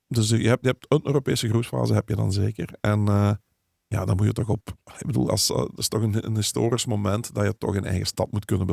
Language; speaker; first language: Dutch; native; Dutch